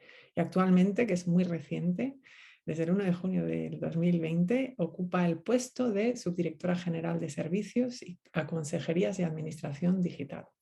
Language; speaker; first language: Spanish; native; Spanish